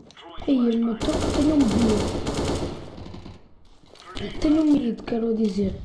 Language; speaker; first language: Portuguese; native; Portuguese